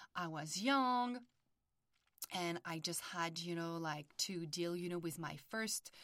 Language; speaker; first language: English; non-native, fluent; French